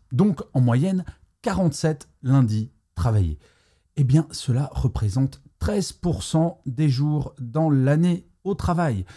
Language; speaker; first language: French; native; French